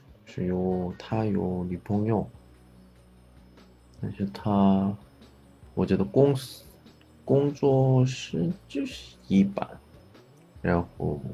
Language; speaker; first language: Chinese; non-native, learner; Korean